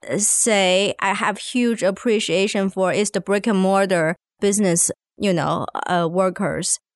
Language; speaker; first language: English; non-native, fluent; Chinese